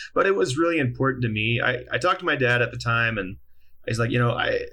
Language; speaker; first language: English; native; English